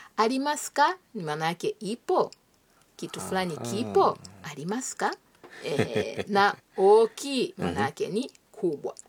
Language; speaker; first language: Swahili; native; Swahili